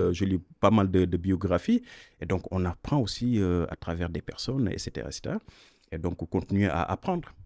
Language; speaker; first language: French; non-native, local second language; Wolof